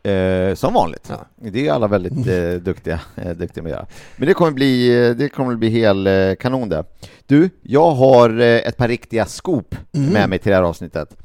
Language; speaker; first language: Swedish; native; Swedish